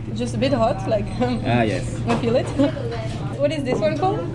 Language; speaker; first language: English; non-native, fluent; Slovak